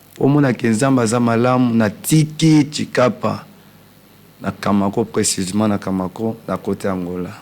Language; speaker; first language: Lingala; non-native, local second language; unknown